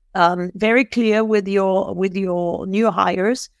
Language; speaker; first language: English; non-native, fluent; French